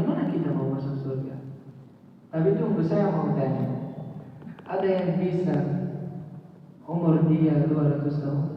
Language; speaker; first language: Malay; non-native, learner; Arabic